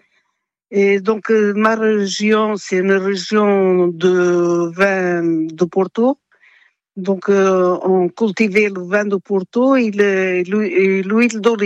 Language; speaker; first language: French; non-native, fluent; Portuguese